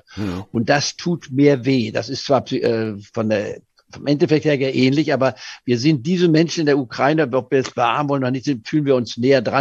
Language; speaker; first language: German; native; German